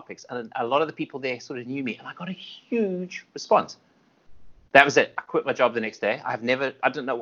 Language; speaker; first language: English; native; English